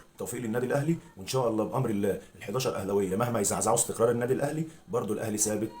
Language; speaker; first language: Arabic; native; Arabic